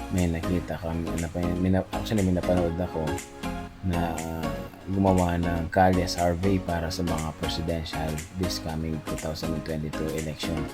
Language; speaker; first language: Filipino; non-native, local second language; Pampanga